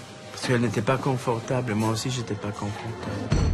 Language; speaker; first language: French; non-native, fluent; Hebrew